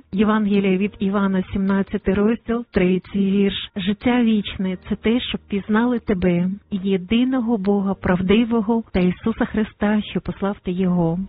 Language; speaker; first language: Ukrainian; native; Ukrainian